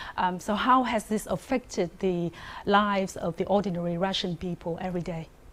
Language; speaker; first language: English; non-native, fluent; Vietnamese